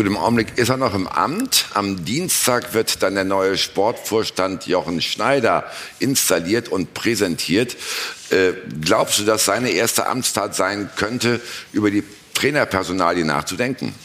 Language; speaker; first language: German; native; German